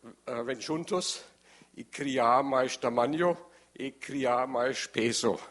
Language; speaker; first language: Portuguese; non-native, learner; German